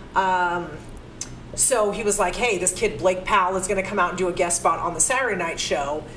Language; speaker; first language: English; native; English